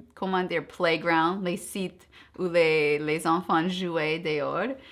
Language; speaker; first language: French; non-native, fluent; English